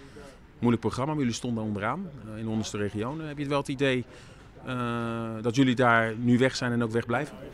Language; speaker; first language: Dutch; native; Dutch